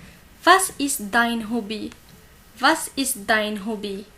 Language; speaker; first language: German; non-native, learner; Arabic